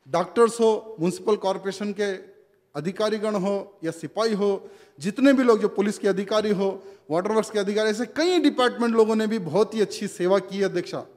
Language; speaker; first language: Hindi; non-native, local second language; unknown